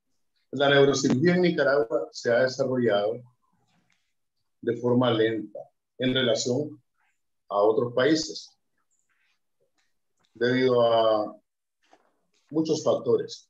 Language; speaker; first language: Spanish; native; Spanish